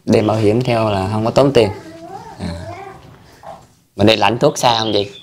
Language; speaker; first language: Vietnamese; native; Vietnamese